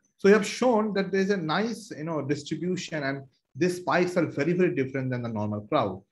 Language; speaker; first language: English; non-native, local second language; Bangla